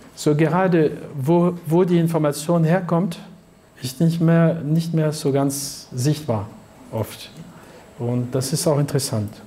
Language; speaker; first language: German; non-native, fluent; French